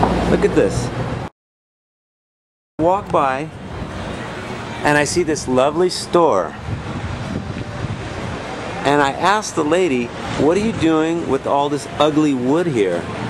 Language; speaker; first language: English; native; English